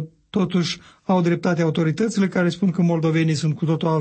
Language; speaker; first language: Romanian; native; Romanian